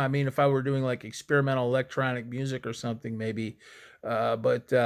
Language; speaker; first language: English; native; English